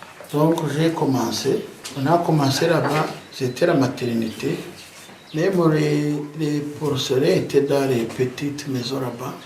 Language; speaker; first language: French; non-native, local second language; Kinyarwanda